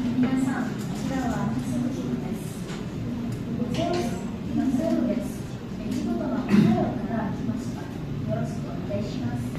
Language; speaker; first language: Japanese; non-native, learner; Indonesian